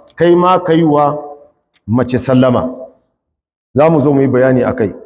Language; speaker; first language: Hausa; non-native, local second language; Kanuri